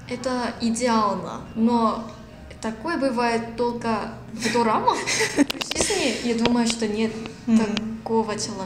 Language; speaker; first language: Russian; non-native, learner; Korean